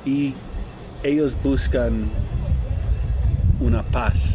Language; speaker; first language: Spanish; non-native, fluent; Portuguese